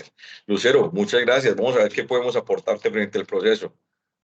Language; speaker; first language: Spanish; native; Spanish